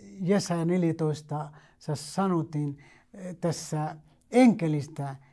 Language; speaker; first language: Finnish; non-native, fluent; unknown